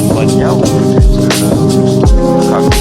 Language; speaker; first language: Russian; non-native, local second language; Uzbek